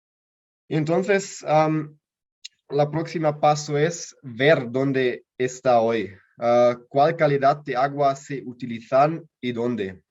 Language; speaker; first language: Spanish; non-native, learner; German